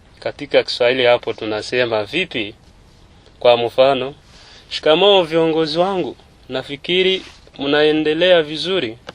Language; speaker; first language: Swahili; non-native, local second language; Kinyarwanda